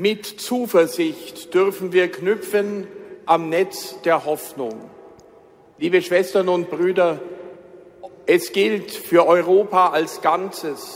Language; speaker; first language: German; native; German